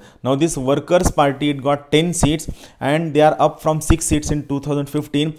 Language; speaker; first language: English; non-native, local second language; Marathi